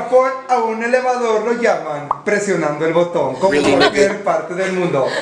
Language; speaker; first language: Spanish; native; Spanish